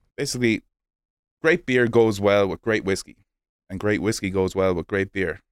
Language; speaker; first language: English; native; English